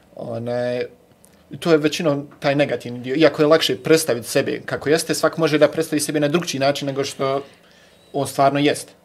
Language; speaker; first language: Bosnian; native; Bosnian